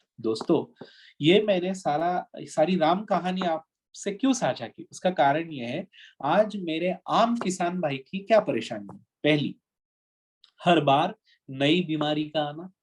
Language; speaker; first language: Hindi; non-native, local second language; Marathi